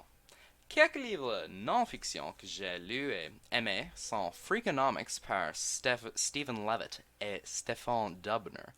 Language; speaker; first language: French; non-native, learner; English